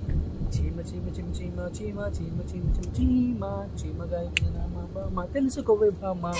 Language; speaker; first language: Telugu; native; Telugu